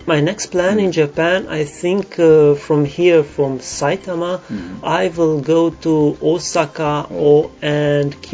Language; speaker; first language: English; non-native, learner; Romanian